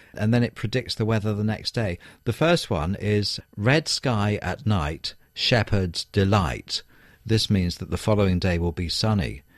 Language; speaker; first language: English; native; English